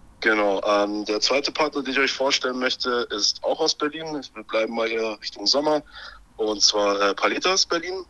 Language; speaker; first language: German; native; German